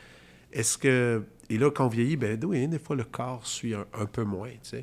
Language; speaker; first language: French; native; French